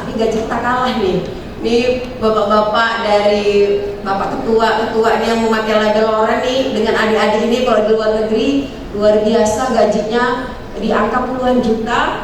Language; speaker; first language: Indonesian; native; Indonesian